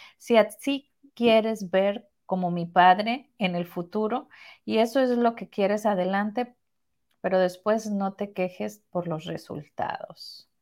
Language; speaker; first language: Spanish; native; Spanish